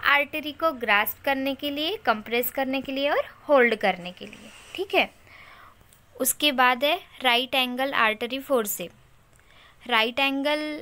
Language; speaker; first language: Hindi; non-native, local second language; Marathi